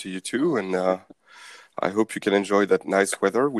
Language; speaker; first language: English; non-native, fluent; French